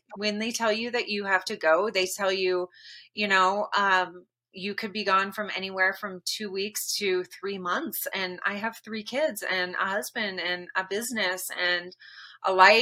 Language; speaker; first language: English; native; English